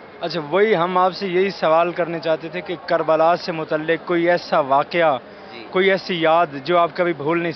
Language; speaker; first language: Urdu; native; Urdu